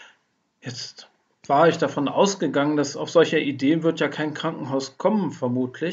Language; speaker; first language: German; native; German